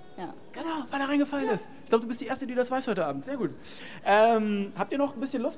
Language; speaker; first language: German; native; German